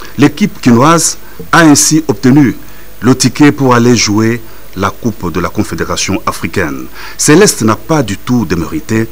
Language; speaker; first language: French; non-native, local second language; Lingala